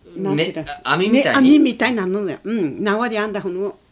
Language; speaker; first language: Japanese; native; Japanese